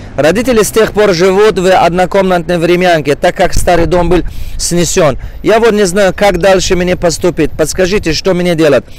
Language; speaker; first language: Russian; non-native, local second language; Tajik